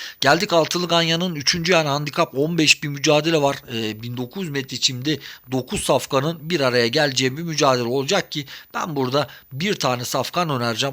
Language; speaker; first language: Turkish; native; Turkish